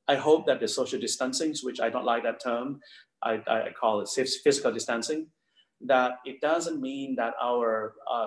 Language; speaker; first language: English; non-native, fluent; Thai